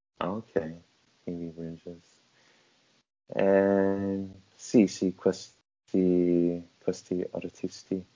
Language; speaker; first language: Italian; non-native, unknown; English